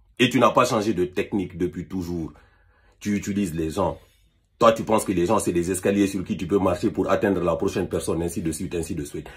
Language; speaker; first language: French; non-native, local second language; Fula